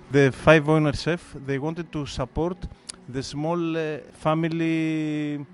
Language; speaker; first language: English; non-native, fluent; Greek